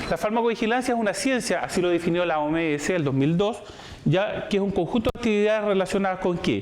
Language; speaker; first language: Spanish; native; Spanish